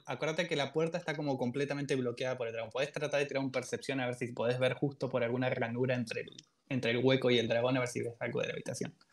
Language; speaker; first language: Spanish; native; Spanish